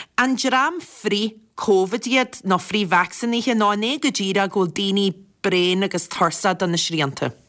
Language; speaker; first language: Irish; native; Irish